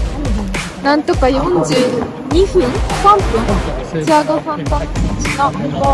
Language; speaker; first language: Japanese; native; Japanese